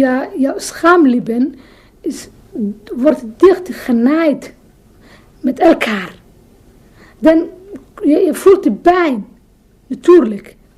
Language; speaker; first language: Dutch; non-native, learner; Somali